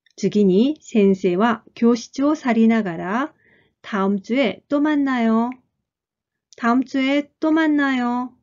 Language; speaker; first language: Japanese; non-native, fluent; Korean